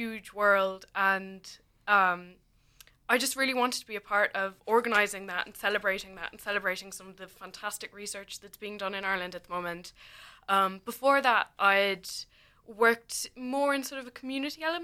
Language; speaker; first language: English; native; English